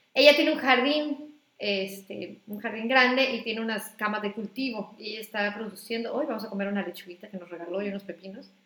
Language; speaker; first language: Spanish; native; Spanish